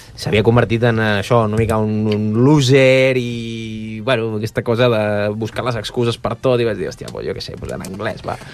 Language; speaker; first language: Catalan; early bilingual, other home language; Spanish